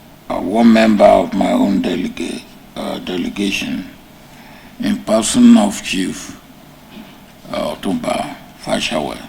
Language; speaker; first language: English; non-native, local second language; Yoruba